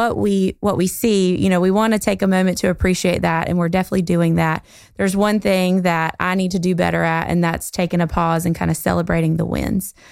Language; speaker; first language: English; native; English